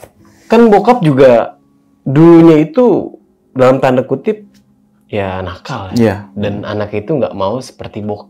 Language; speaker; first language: Indonesian; native; Indonesian